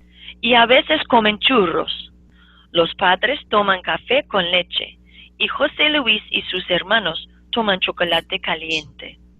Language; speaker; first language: Spanish; non-native, fluent; English